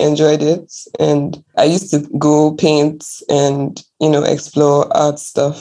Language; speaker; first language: English; non-native, local second language; Akan